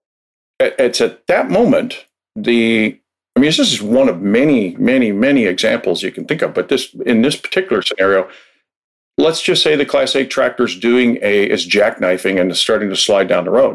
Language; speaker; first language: English; native; English